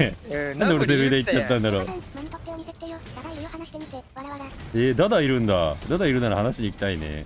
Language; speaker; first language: Japanese; native; Japanese